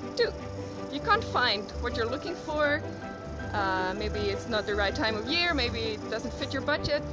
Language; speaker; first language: English; non-native, fluent; Dutch